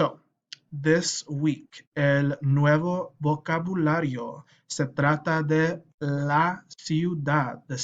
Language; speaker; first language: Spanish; non-native, fluent; English